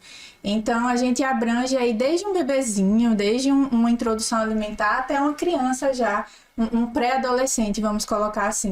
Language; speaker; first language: Portuguese; native; Portuguese